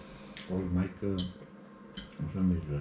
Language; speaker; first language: Romanian; native; Romanian